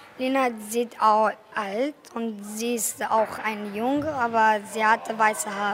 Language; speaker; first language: German; early bilingual, other home language; Arabic